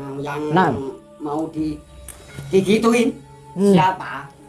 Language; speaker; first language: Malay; non-native, local second language; Javanese